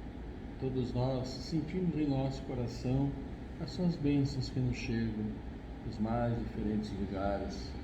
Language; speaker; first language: Portuguese; native; Portuguese